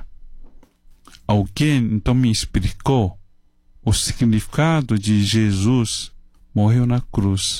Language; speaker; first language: Portuguese; non-native, fluent; Chinese